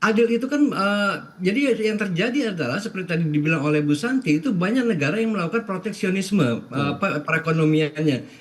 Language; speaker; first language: Indonesian; native; Indonesian